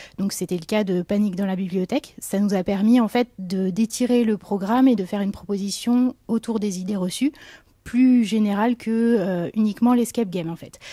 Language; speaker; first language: French; native; French